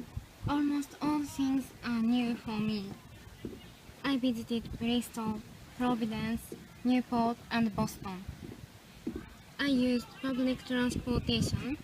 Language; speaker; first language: English; non-native, learner; Japanese